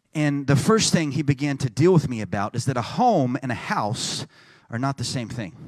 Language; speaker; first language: English; native; English